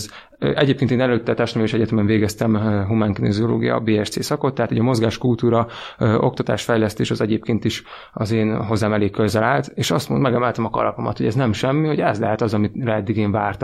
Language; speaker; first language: Hungarian; native; Hungarian